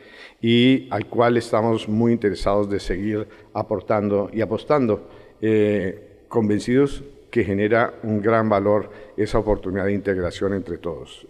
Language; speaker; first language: Spanish; native; Spanish